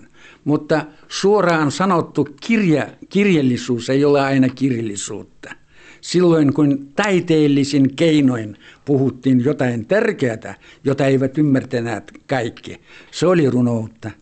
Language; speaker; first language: Finnish; early bilingual, heritage; Finnish